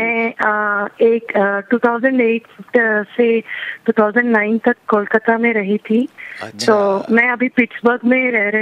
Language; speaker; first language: Hindi; non-native, local second language; Telugu